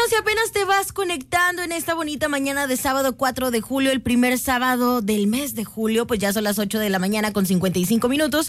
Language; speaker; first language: Spanish; native; Spanish